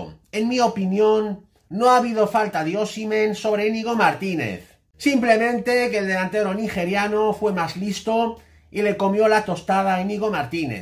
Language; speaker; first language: Spanish; native; Spanish